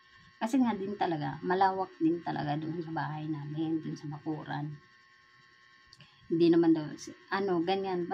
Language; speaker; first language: Filipino; non-native, local second language; Cebuano